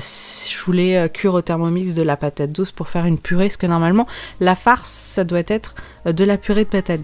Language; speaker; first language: French; native; French